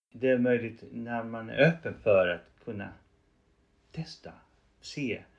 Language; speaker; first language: Swedish; non-native, fluent; Spanish